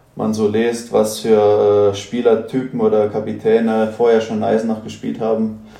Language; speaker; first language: German; native; German